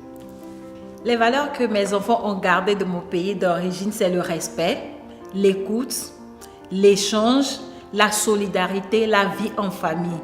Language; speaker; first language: French; non-native, local second language; Ewe